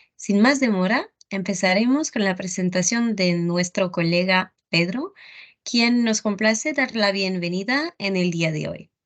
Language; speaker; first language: Spanish; non-native, fluent; French